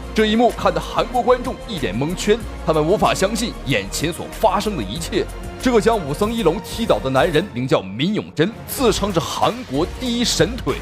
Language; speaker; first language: Chinese; native; Chinese